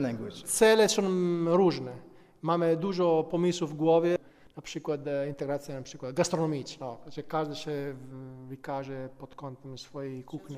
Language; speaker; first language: Polish; non-native, fluent; Italian